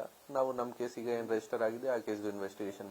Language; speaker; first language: Kannada; non-native, local second language; Hindi